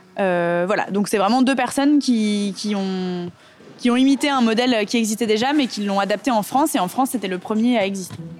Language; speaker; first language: French; native; French